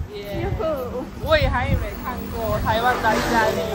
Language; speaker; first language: Chinese; non-native, learner; Japanese